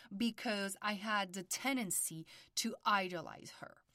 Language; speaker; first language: English; non-native, fluent; French